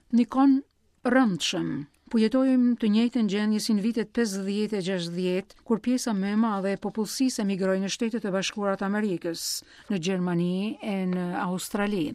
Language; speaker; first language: Albanian; non-native, fluent; Greek